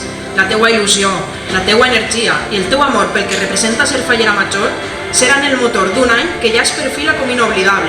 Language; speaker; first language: Catalan; native; Catalan